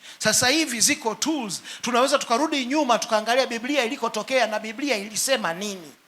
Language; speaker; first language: Swahili; native; Swahili